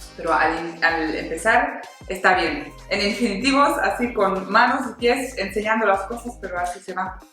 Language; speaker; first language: Spanish; non-native, fluent; German